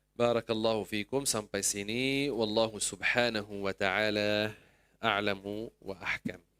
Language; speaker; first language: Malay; non-native, fluent; Arabic